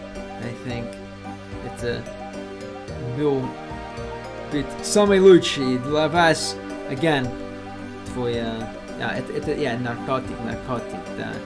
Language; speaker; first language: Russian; non-native, learner; English